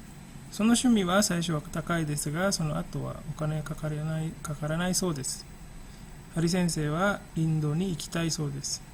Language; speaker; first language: Japanese; non-native, fluent; Indonesian